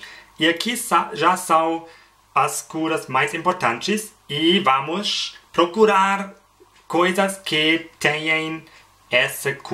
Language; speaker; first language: Portuguese; non-native, fluent; German